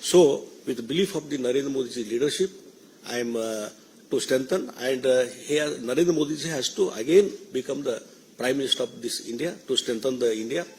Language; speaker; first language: English; non-native, local second language; Kannada